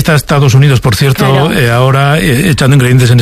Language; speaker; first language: Spanish; native; Spanish